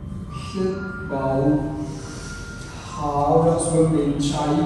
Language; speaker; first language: Vietnamese; non-native, learner; Hindi